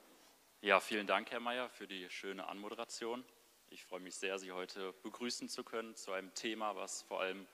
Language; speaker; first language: German; native; German